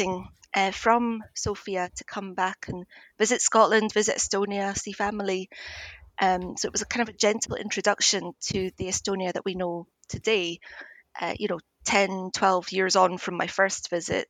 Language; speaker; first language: English; native; English